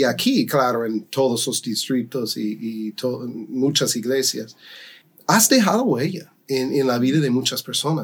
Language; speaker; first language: Spanish; non-native, fluent; English